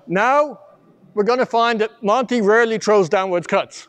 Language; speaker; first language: English; native; English